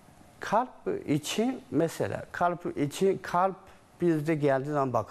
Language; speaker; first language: Turkish; non-native, learner; Chinese